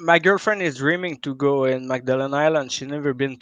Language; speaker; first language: English; non-native, local second language; French